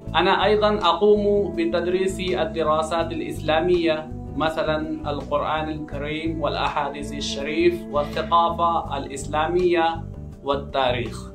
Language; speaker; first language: Arabic; non-native, fluent; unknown